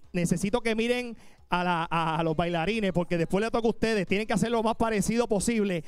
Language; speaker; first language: Spanish; native; Spanish